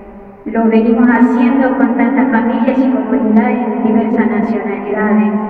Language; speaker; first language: Spanish; native; Spanish